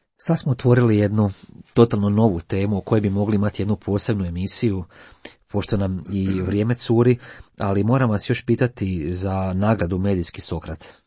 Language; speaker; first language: Croatian; native; Croatian